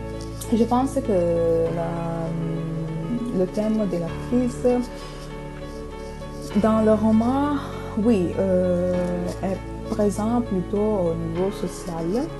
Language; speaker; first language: French; non-native, learner; Italian